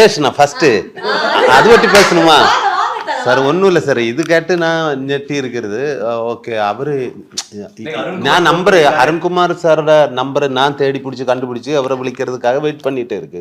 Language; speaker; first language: Tamil; non-native, learner; Malayalam